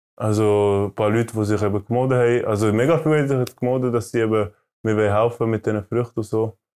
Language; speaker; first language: German; early bilingual, other home language; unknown